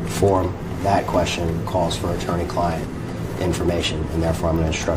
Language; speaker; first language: English; native; English